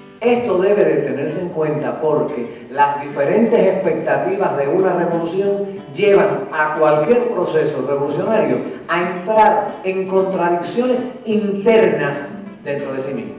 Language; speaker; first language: Spanish; native; Spanish